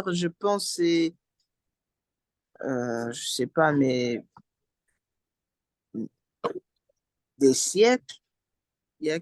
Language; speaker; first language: French; non-native, fluent; English